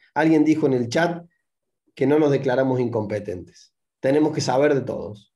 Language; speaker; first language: Spanish; native; Spanish